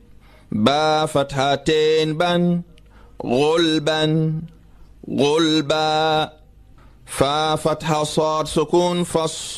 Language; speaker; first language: Arabic; non-native, fluent; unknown